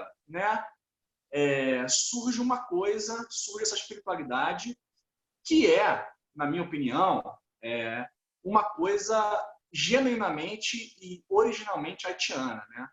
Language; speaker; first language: Portuguese; native; Portuguese